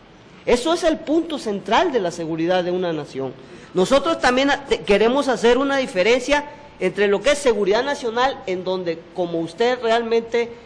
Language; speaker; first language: Spanish; native; Spanish